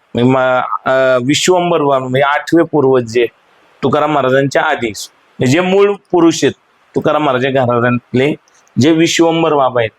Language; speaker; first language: Marathi; native; Marathi